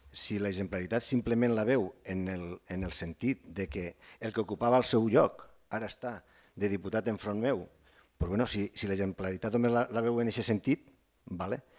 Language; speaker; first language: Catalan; native; Catalan